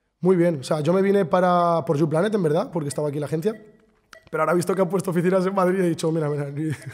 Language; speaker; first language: Spanish; early bilingual, other home language; Arabic